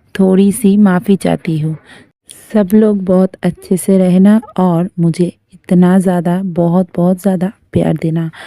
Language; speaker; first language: Hindi; non-native, local second language; Bangla